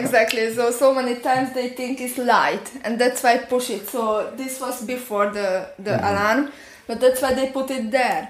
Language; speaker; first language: English; non-native, learner; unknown